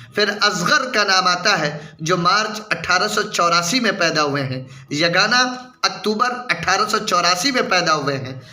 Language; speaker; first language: Urdu; native; Urdu